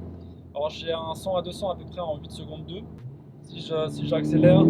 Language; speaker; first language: French; native; French